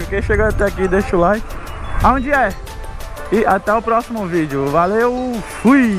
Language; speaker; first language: Portuguese; native; Portuguese